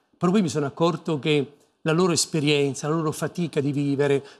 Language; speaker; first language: Italian; native; Italian